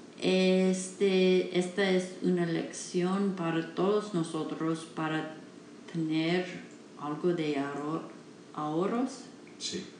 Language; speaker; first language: Spanish; non-native, learner; English